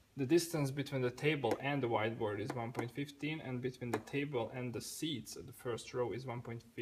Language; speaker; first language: English; non-native, fluent; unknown